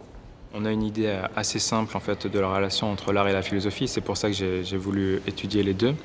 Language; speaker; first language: French; native; French